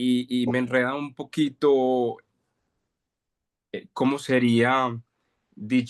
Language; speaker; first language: Spanish; native; Spanish